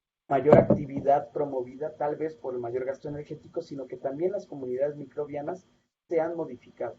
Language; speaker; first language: Spanish; native; Spanish